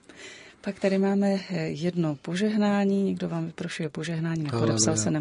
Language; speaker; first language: Czech; native; Czech